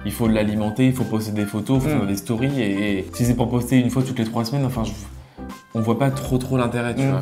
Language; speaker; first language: French; native; French